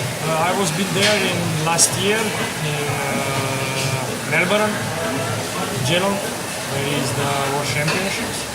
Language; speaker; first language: English; non-native, learner; Slovenian